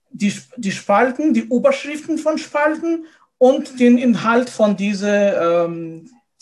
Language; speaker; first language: German; non-native, fluent; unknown